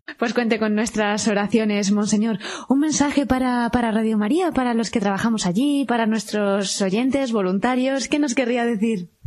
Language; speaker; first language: Spanish; native; Spanish